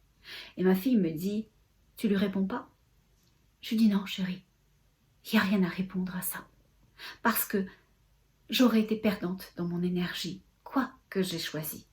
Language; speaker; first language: French; native; French